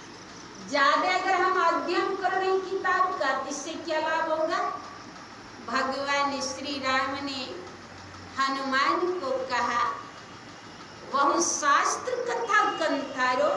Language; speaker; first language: Hindi; native; Hindi